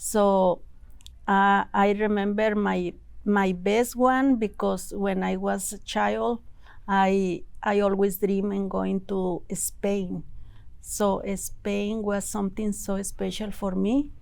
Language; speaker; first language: English; non-native, learner; Spanish